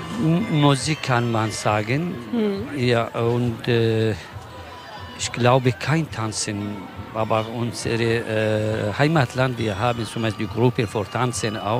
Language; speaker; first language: German; non-native, learner; Kurdish